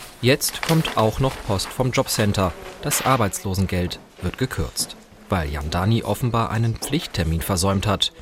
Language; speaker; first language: German; native; German